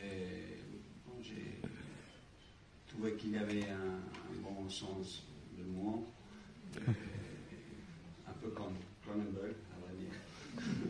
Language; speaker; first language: French; non-native, fluent; English